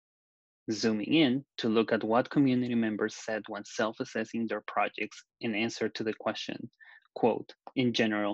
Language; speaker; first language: English; non-native, fluent; Spanish